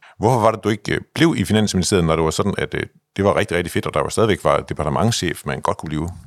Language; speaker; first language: Danish; native; Danish